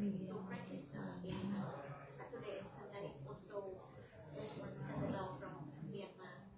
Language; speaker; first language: English; non-native, learner; Vietnamese